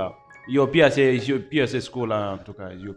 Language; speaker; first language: Italian; non-native, learner; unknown